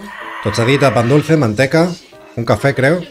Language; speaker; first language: Spanish; native; Spanish